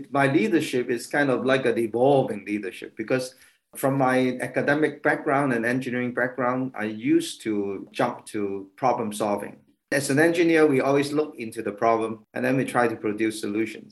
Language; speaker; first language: English; non-native, local second language; Cantonese